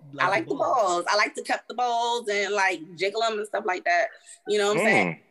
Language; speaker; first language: English; native; English